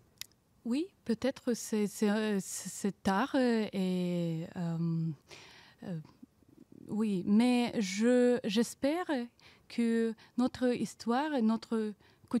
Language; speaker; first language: French; non-native, learner; Ukrainian